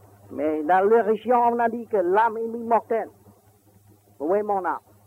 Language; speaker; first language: French; non-native, learner; Vietnamese